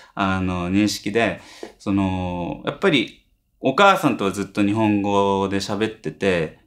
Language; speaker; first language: Japanese; early bilingual, heritage; German